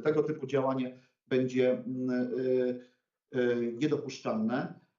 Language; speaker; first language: Polish; native; Polish